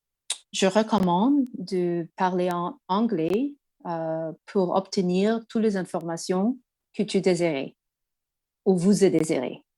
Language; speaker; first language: French; non-native, learner; English